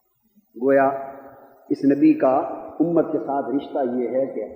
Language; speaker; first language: Urdu; native; Urdu